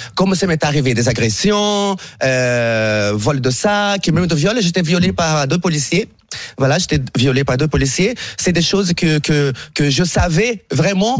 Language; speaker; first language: French; non-native, fluent; Portuguese